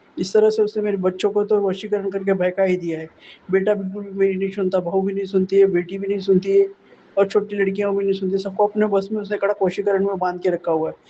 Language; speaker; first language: Hindi; non-native, local second language; Marathi